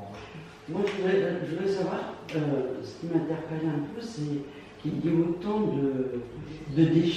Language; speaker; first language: French; native; French